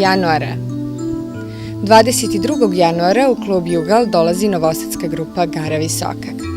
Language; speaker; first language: Bosnian; native; Bosnian